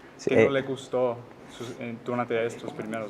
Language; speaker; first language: Spanish; non-native, learner; English